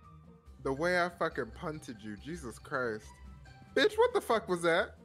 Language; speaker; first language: English; native; English